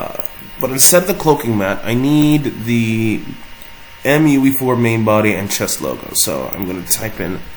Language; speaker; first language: English; native; English